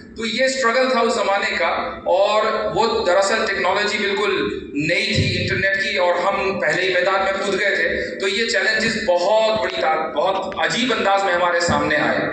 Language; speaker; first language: Urdu; native; Urdu